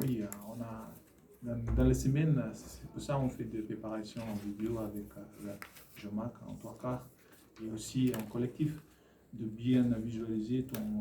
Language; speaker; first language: French; non-native, learner; Fijian